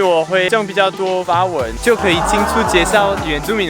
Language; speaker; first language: Chinese; non-native, fluent; French